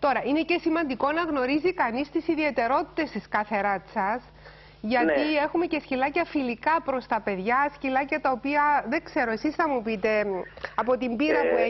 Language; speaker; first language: Greek; native; Greek